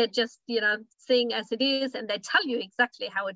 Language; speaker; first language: English; non-native, fluent; German